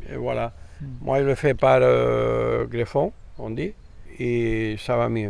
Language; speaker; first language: French; non-native, fluent; Spanish